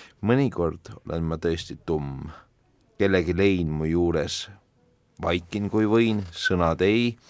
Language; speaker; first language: Estonian; native; Estonian